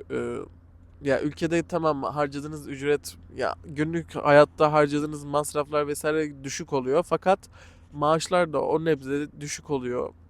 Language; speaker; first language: Turkish; native; Turkish